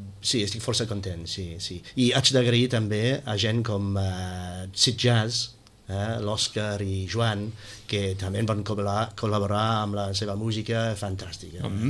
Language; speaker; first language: Catalan; non-native, fluent; English